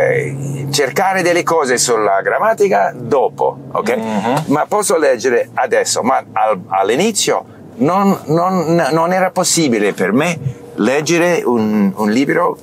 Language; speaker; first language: Italian; non-native, learner; English